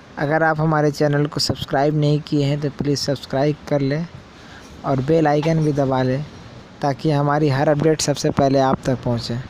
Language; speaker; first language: Urdu; native; Urdu